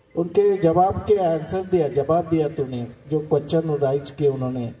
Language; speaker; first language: Hindi; non-native, local second language; Marathi